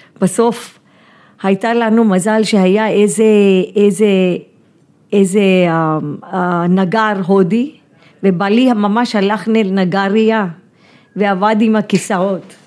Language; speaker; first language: Hebrew; non-native, fluent; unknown